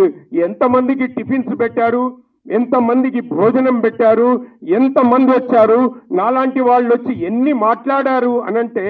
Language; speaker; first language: Telugu; native; Telugu